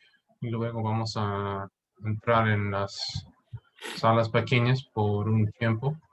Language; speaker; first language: Spanish; non-native, fluent; English